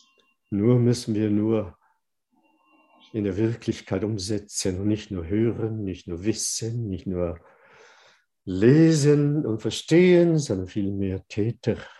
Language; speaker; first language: German; non-native, fluent; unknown